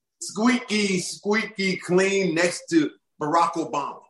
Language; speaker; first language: English; native; English